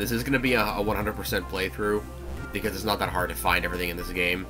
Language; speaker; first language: English; native; English